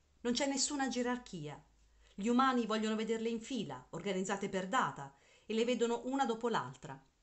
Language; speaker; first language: Italian; native; Italian